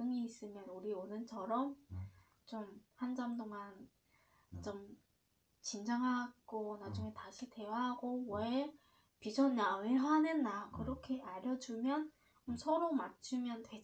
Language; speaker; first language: Korean; non-native, learner; Vietnamese